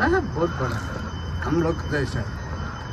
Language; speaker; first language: Hindi; non-native, learner; Nepali